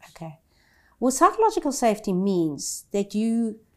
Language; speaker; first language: English; native; English